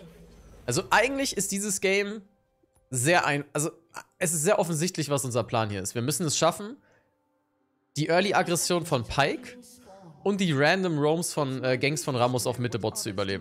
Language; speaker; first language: German; native; German